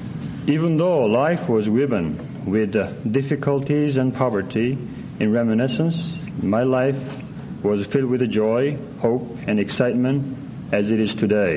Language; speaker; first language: English; non-native, learner; Korean